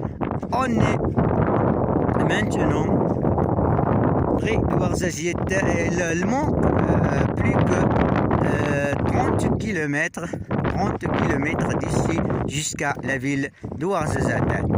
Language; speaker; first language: French; non-native, learner; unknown